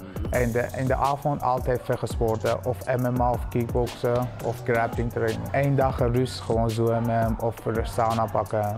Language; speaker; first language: Dutch; early bilingual, other home language; Persian